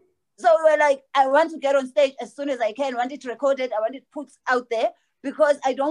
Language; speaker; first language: English; non-native, local second language; Zulu